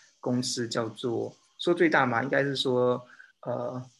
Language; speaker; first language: Chinese; native; Chinese